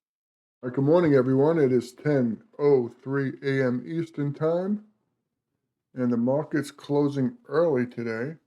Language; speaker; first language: English; native; English